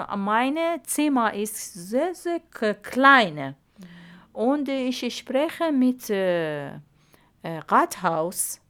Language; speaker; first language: German; non-native, learner; Arabic